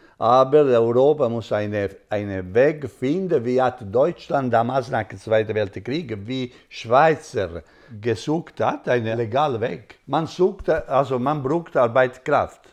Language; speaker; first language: German; non-native, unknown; Italian